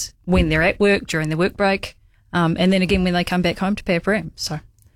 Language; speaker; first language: English; native; English